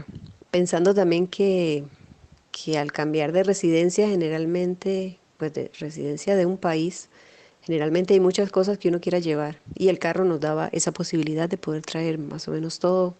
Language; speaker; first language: Spanish; native; Spanish